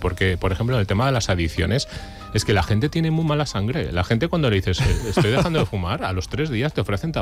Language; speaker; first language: Spanish; native; Spanish